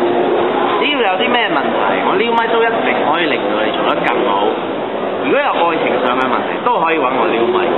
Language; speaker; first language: Cantonese; native; Cantonese